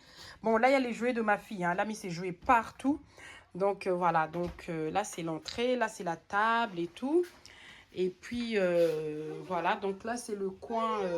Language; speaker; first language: French; native; French